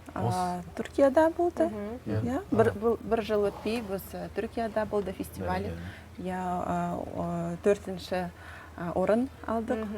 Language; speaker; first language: Kazakh; non-native, local second language; Russian